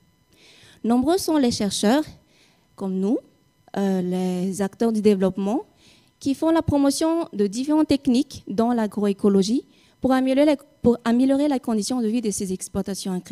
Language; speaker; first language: French; non-native, local second language; Malagasy